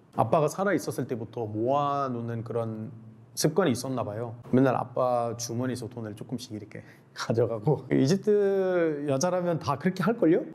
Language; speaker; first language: Korean; non-native, fluent; Arabic